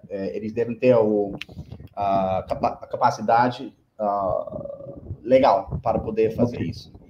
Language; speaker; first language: Portuguese; non-native, fluent; English